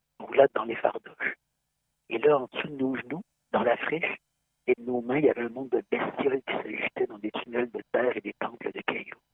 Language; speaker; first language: French; native; French